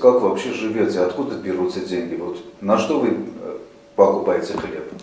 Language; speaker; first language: Russian; native; Russian